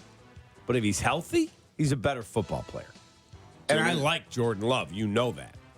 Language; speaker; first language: English; native; English